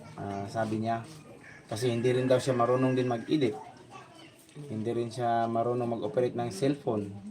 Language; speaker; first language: Filipino; native; Filipino